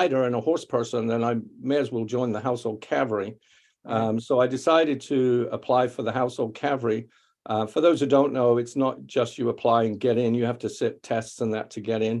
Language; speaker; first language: English; native; English